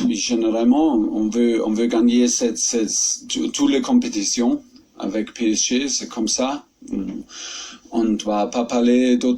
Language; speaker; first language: French; non-native, fluent; German